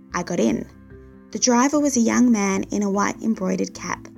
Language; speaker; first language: English; native; English